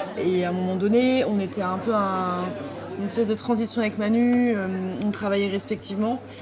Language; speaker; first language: French; native; French